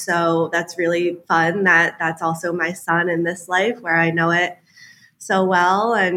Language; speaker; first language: English; native; English